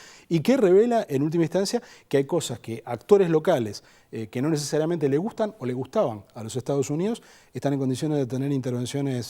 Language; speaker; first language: Spanish; native; Spanish